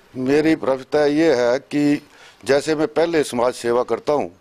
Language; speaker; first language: Hindi; native; Hindi